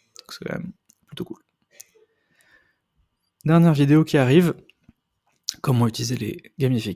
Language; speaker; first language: French; native; French